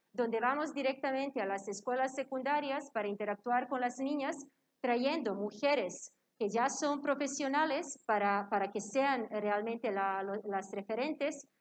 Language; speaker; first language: Spanish; non-native, fluent; Serbian